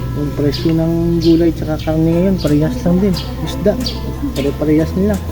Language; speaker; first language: Filipino; non-native, local second language; Cebuano